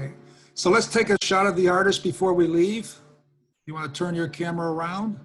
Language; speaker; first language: English; native; English